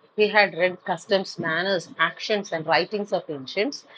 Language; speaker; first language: English; non-native, local second language; Malayalam